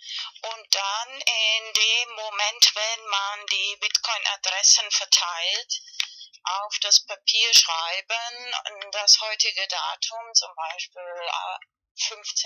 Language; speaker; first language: German; non-native, fluent; Spanish